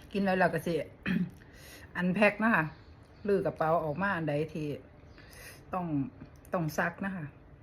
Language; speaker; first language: Thai; native; Thai